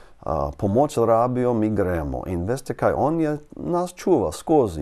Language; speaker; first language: Slovenian; non-native, learner; English